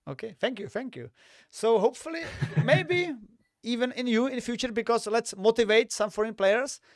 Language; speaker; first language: English; non-native, fluent; Czech